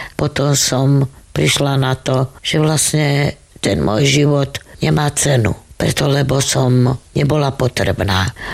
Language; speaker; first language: Slovak; non-native, local second language; Romany